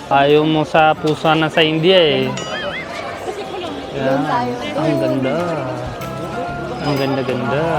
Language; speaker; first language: Filipino; non-native, learner; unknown